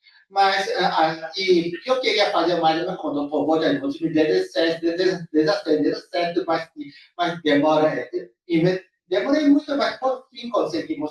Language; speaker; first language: Portuguese; non-native, fluent; Japanese